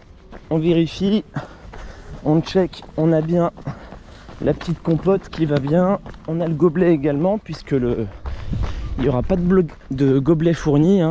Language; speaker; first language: French; native; French